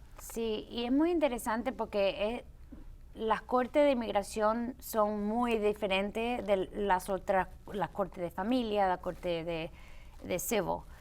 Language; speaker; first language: Spanish; early bilingual, heritage; Spanish